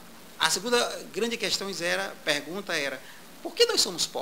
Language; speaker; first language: Portuguese; native; Portuguese